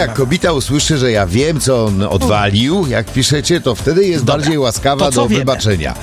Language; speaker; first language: Polish; native; Polish